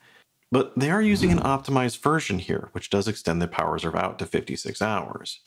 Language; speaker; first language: English; native; English